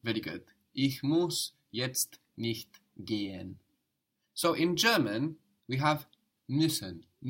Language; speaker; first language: German; non-native, fluent; English